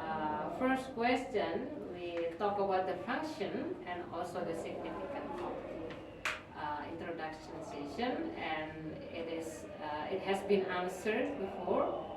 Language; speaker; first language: English; non-native, fluent; Indonesian